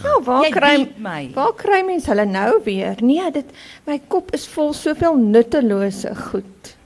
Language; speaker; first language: Afrikaans; native; Afrikaans